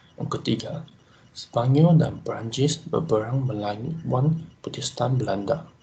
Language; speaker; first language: Malay; non-native, local second language; Chinese